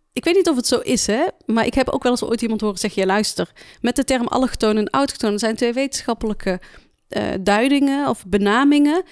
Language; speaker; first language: Dutch; early bilingual, other home language; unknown